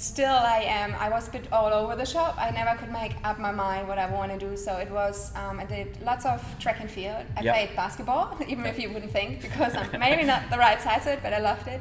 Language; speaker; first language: English; non-native, fluent; German